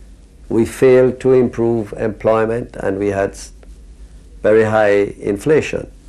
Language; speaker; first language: English; native; English